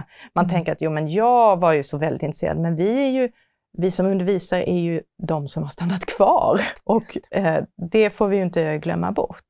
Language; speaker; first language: Swedish; native; Swedish